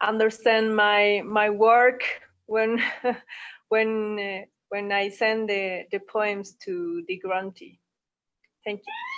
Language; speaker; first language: English; non-native, fluent; Spanish